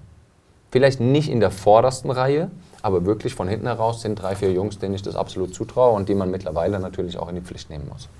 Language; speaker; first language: German; native; German